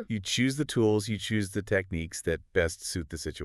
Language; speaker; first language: English; native; English